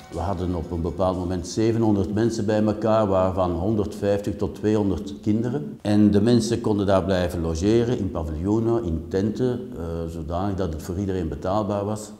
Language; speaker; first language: Dutch; native; Dutch